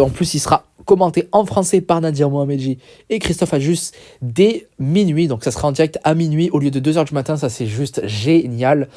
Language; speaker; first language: French; native; French